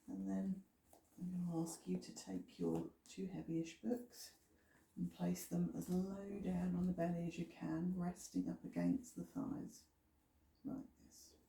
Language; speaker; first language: English; native; English